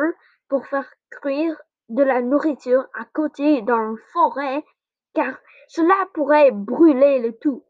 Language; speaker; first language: French; non-native, learner; English